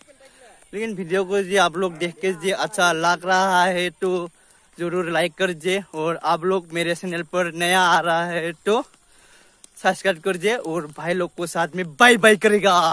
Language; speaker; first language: Hindi; non-native, local second language; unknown